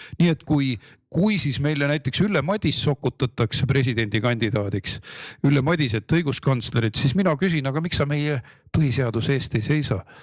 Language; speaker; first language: Estonian; native; Estonian